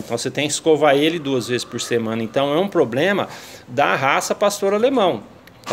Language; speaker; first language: Portuguese; native; Portuguese